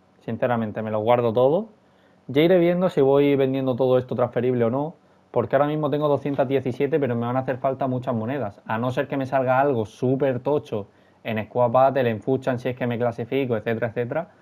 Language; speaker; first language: Spanish; native; Spanish